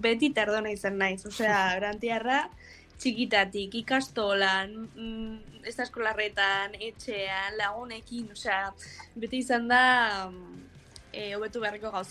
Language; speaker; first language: Basque; non-native, local second language; Spanish